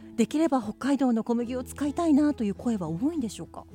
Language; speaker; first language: Japanese; native; Japanese